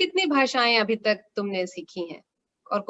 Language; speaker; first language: Hindi; native; Hindi